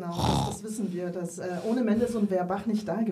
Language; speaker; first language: German; native; German